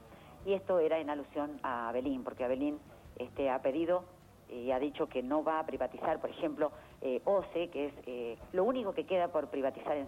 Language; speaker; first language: Spanish; native; Spanish